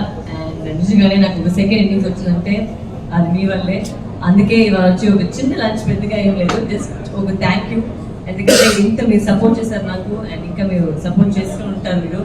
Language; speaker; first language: Telugu; non-native, local second language; Tamil